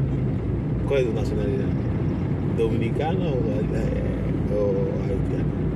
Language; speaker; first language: Spanish; non-native, fluent; Haitian Creole